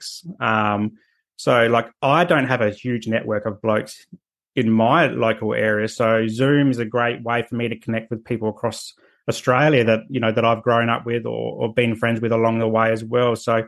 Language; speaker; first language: English; native; English